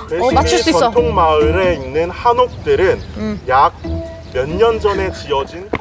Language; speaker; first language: Korean; native; Korean